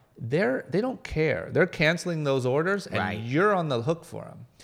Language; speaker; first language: English; native; English